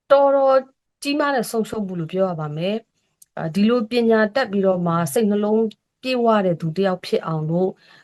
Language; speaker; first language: Burmese; native; Burmese